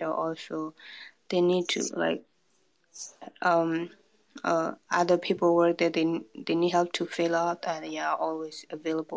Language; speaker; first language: English; non-native, fluent; Burmese